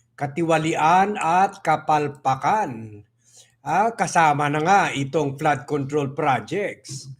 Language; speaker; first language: Filipino; native; Filipino